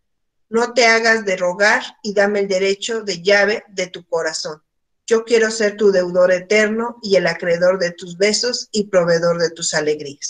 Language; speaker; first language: Spanish; native; Spanish